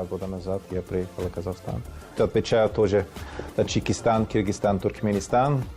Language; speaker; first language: Russian; non-native, fluent; German